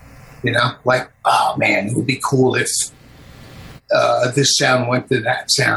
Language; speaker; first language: English; native; English